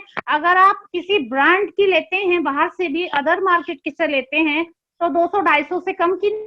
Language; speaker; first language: Hindi; native; Hindi